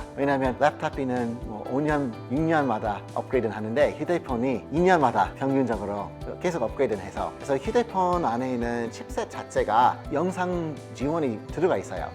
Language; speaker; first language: Korean; non-native, fluent; English